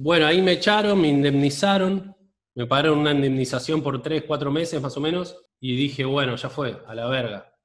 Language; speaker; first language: Spanish; native; Spanish